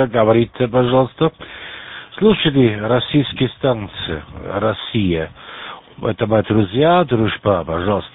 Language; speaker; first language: Russian; non-native, learner; German